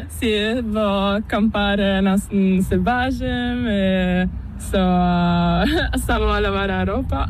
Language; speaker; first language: Spanish; non-native, learner; Italian